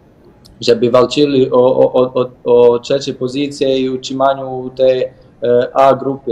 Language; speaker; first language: Polish; non-native, learner; Bosnian